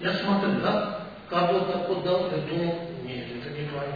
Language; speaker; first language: Russian; non-native, learner; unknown